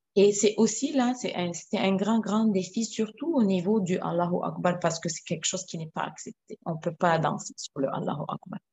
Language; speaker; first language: French; non-native, local second language; Arabic